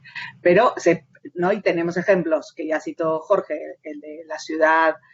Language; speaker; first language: Spanish; native; Spanish